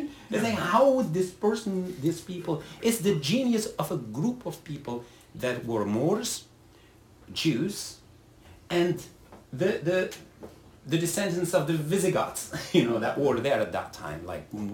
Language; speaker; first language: English; non-native, fluent; Arabic